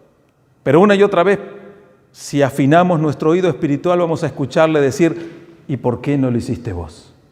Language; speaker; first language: Spanish; native; Spanish